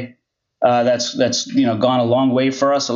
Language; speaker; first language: English; non-native, local second language; Gujarati